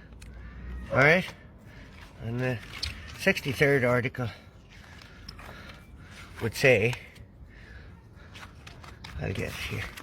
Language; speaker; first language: English; native; English